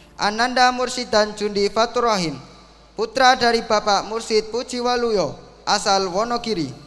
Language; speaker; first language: Indonesian; native; Indonesian